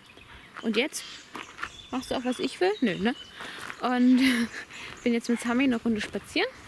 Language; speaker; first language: German; native; German